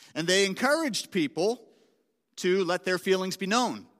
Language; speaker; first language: English; native; English